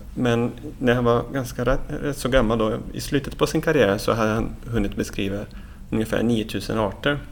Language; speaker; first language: Swedish; non-native, fluent; Portuguese